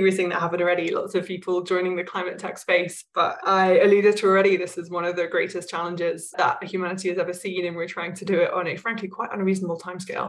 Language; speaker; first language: English; native; English